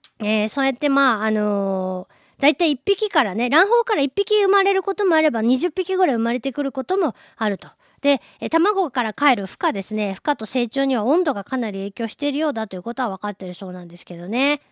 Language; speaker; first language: Japanese; native; Japanese